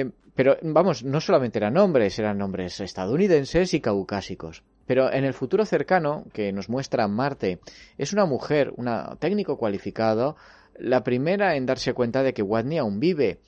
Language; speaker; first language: Spanish; native; Spanish